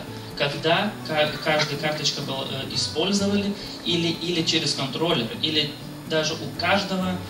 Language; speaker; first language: Russian; non-native, fluent; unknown